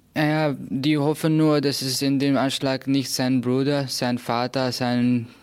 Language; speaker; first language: German; non-native, fluent; Persian